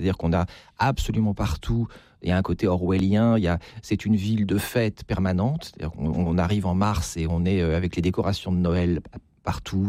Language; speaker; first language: French; native; French